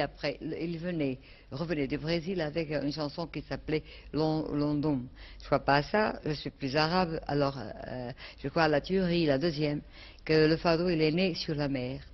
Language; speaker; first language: French; non-native, fluent; Portuguese